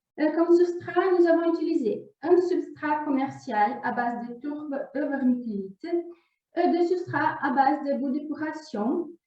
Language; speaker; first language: French; non-native, fluent; Portuguese